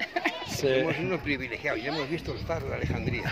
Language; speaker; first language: Spanish; native; Spanish